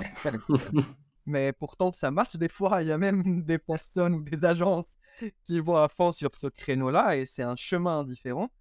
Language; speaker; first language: French; non-native, local second language; Arabic